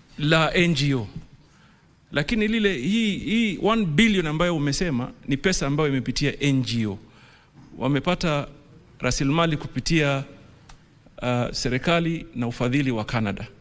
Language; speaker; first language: Swahili; native; Swahili